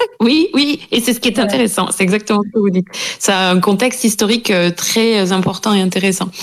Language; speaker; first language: French; native; French